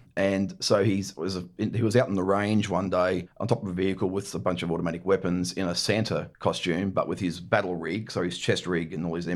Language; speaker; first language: English; native; English